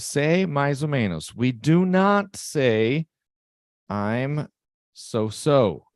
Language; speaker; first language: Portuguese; non-native, fluent; English